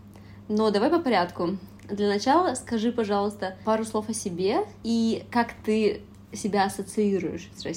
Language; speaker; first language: Russian; native; Russian